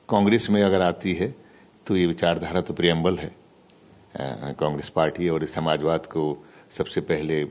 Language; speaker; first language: Hindi; native; Hindi